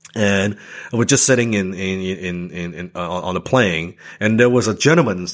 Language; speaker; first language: English; non-native, local second language; Cantonese